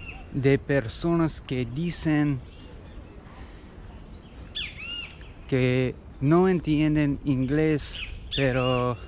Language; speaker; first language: Spanish; non-native, learner; English